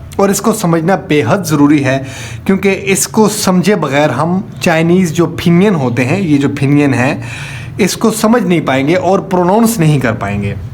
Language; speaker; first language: Urdu; native; Urdu